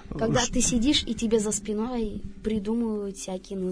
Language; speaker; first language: Russian; native; Russian